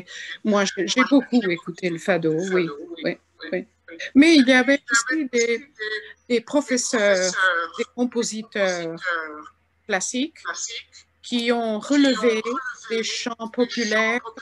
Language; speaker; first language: French; non-native, fluent; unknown